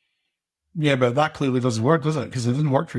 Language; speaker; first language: English; native; English